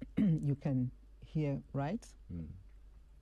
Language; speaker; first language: English; non-native, local second language; Akan